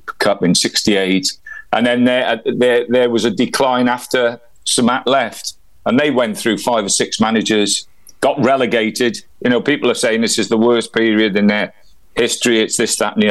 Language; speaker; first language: English; native; English